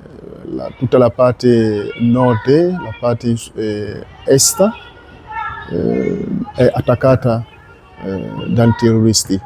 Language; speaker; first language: Italian; non-native, learner; French